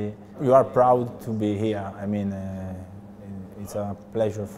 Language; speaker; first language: English; non-native, learner; Italian